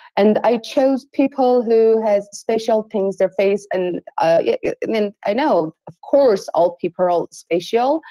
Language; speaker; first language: English; non-native, fluent; Persian